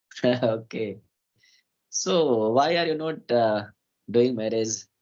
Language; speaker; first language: English; non-native, learner; Hindi